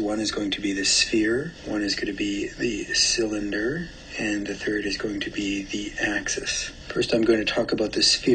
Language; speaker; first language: English; native; English